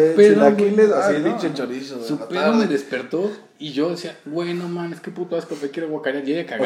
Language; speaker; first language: Spanish; native; Spanish